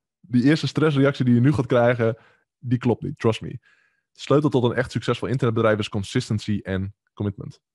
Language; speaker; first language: Dutch; native; Dutch